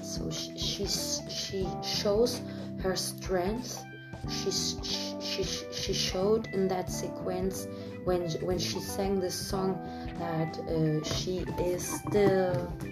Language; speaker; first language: English; non-native, fluent; German